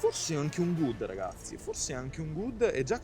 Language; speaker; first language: Italian; native; Italian